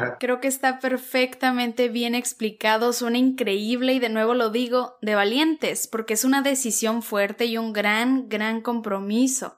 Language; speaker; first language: Spanish; native; Spanish